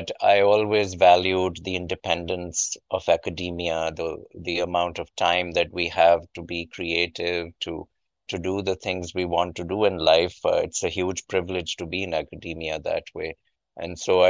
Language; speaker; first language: English; non-native, local second language; Urdu